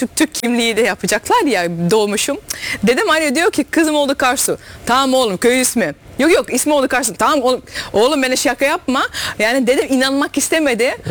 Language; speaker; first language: Turkish; early bilingual, heritage; Dutch